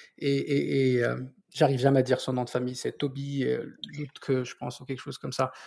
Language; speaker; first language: French; non-native, local second language; Berber languages